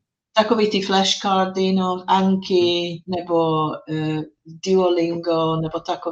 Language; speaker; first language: Czech; non-native, fluent; English